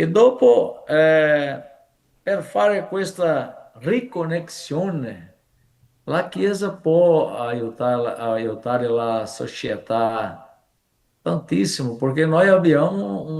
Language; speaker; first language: Italian; non-native, fluent; Portuguese